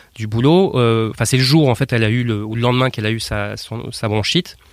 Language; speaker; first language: French; native; French